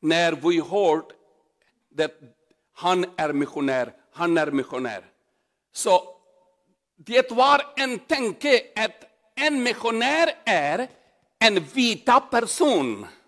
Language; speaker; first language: Swedish; non-native, learner; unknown